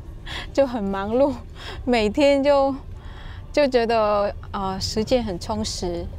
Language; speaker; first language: Chinese; non-native, fluent; Vietnamese